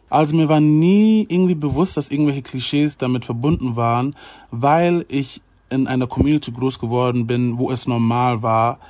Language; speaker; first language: German; native; German